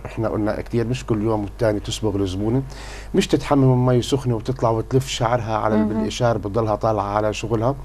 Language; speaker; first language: Arabic; native; Arabic